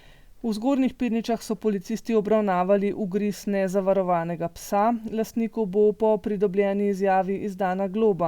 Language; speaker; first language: Slovenian; native; Slovenian